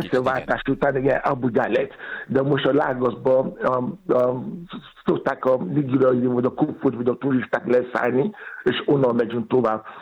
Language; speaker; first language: Hungarian; non-native, learner; Yoruba